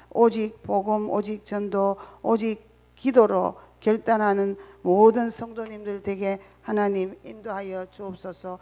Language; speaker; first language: Korean; native; Korean